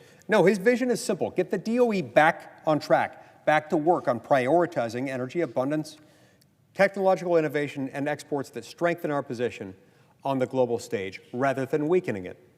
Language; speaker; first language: English; native; English